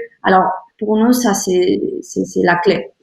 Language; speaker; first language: French; non-native, learner; Spanish